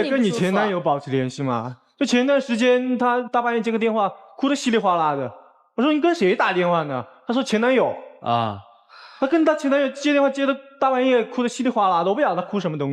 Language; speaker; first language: Chinese; native; Chinese